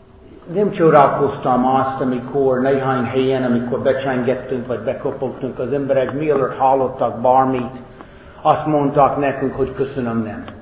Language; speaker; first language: Hungarian; non-native, learner; English